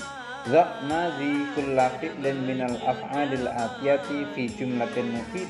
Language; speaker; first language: Arabic; non-native, fluent; Indonesian